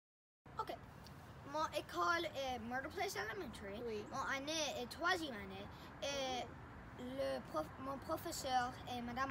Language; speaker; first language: French; non-native, learner; English